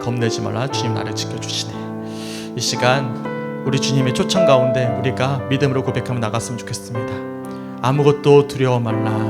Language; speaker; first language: Korean; native; Korean